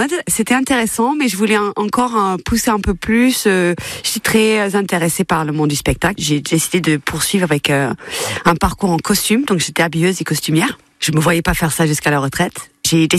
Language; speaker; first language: French; non-native, fluent; English